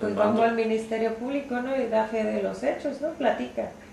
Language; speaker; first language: Spanish; native; Spanish